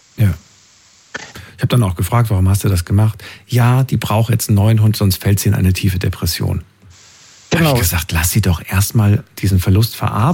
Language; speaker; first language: German; native; German